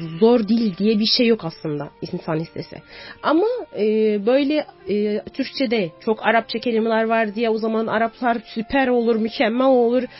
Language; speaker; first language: Turkish; non-native, fluent; Arabic